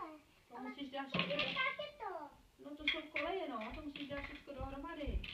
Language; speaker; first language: Czech; native; Czech